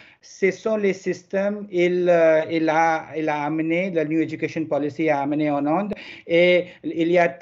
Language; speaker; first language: French; non-native, learner; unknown